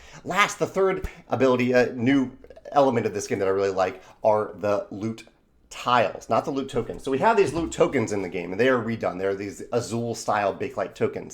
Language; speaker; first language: English; native; English